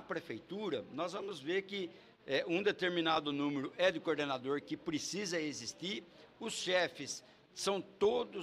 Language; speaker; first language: Portuguese; native; Portuguese